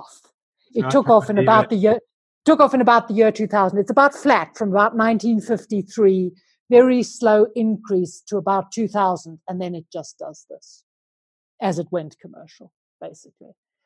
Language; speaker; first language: English; native; English